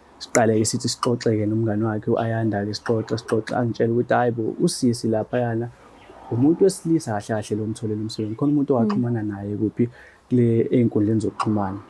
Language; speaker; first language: Zulu; native; Zulu